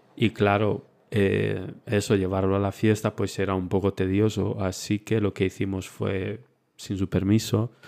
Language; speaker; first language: Spanish; early bilingual, other home language; Romanian